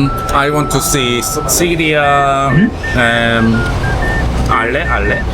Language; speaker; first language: English; non-native, learner; Korean